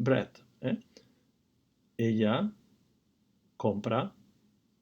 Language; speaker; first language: Spanish; non-native, fluent; English